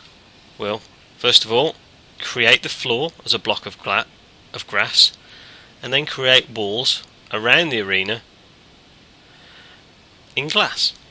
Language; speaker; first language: English; native; English